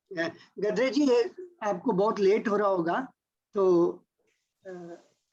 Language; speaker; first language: Hindi; native; Hindi